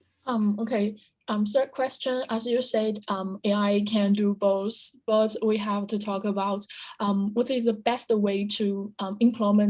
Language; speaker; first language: English; non-native, fluent; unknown